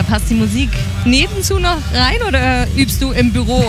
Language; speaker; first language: German; native; German